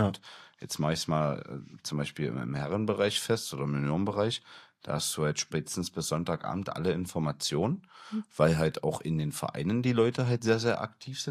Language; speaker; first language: German; native; German